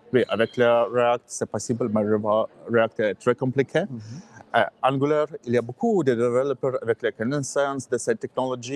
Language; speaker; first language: French; non-native, learner; English